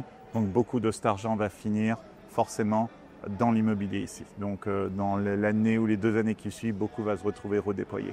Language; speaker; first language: French; native; French